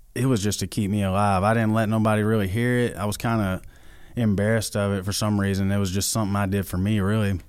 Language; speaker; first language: English; native; English